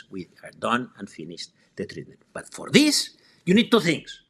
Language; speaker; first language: English; non-native, fluent; Spanish